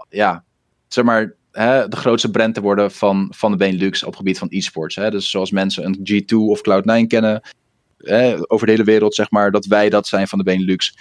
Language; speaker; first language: Dutch; early bilingual, other home language; Russian